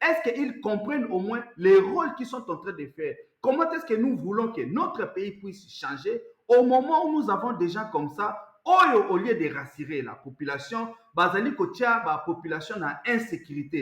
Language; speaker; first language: French; non-native, local second language; Lingala